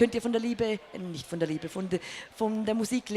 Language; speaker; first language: German; native; German